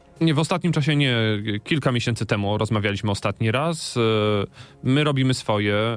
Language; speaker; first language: Polish; native; Polish